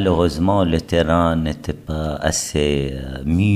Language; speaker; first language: French; non-native, fluent; Arabic